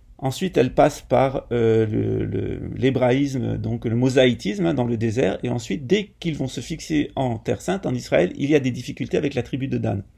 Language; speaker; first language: French; native; French